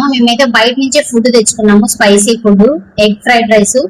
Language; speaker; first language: Telugu; native; Telugu